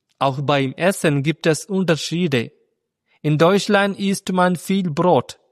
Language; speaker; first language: German; non-native, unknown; Malayalam